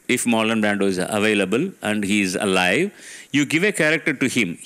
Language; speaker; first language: English; non-native, local second language; Telugu